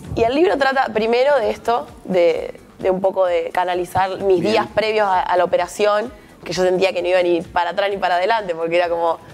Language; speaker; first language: Spanish; native; Spanish